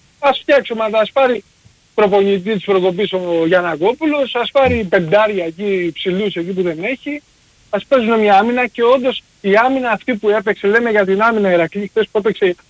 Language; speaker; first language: Greek; early bilingual, heritage; Greek